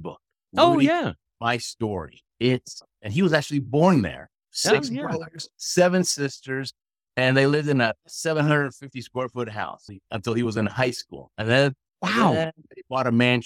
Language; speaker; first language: English; early bilingual, other home language; Spanish